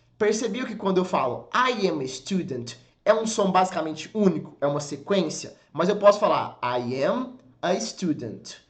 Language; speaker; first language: Portuguese; native; Portuguese